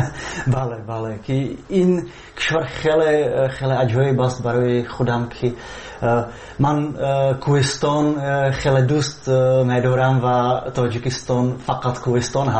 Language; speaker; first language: Persian; non-native, learner; Czech